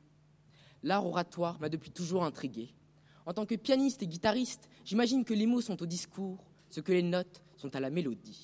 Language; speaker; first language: French; non-native, fluent; Romanian